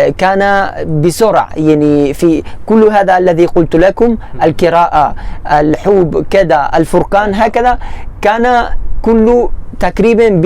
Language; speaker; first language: Arabic; non-native, learner; Spanish